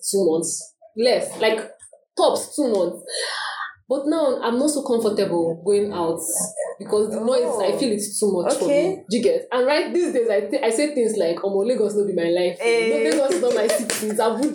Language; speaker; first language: English; non-native, local second language; Yoruba